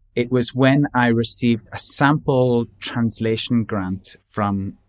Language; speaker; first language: English; native; English